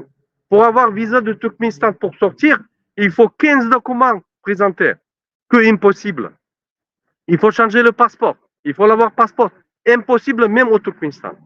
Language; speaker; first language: French; non-native, learner; Turkmen